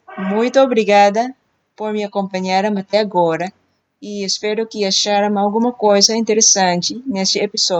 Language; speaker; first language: Portuguese; non-native, fluent; Filipino